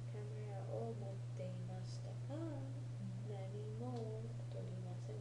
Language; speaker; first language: Japanese; non-native, learner; English